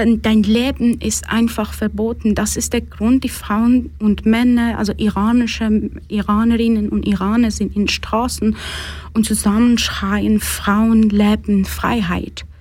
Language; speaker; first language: German; non-native, fluent; Persian